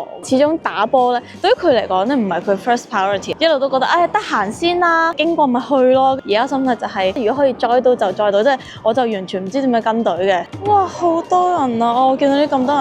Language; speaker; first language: Cantonese; native; Cantonese